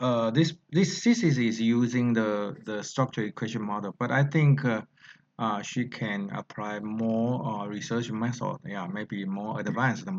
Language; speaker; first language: English; non-native, learner; Chinese